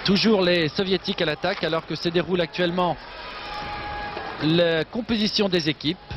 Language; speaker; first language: French; native; French